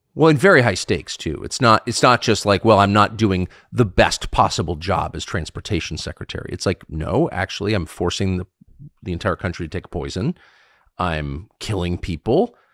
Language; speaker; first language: English; native; English